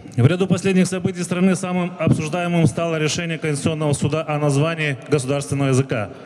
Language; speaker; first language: Russian; non-native, local second language; Gagauz